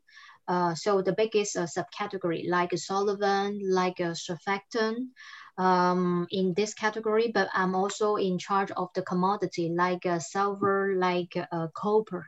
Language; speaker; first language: English; non-native, fluent; Cantonese